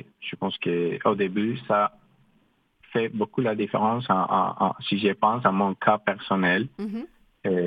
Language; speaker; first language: French; non-native, fluent; Spanish